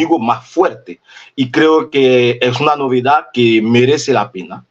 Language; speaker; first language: Spanish; non-native, fluent; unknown